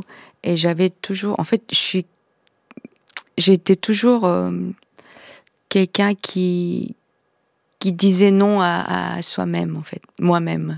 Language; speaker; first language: French; non-native, fluent; Korean